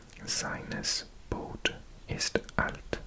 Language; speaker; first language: German; non-native, learner; English